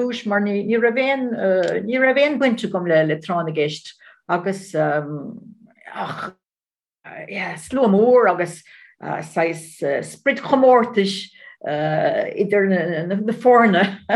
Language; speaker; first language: Irish; non-native, learner; Dutch